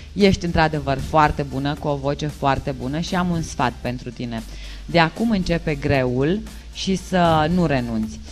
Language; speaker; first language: Romanian; native; Romanian